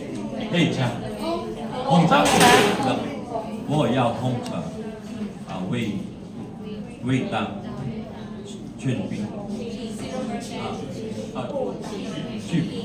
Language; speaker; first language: Chinese; non-native, learner; Filipino